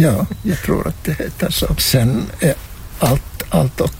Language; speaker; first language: Swedish; non-native, local second language; Finnish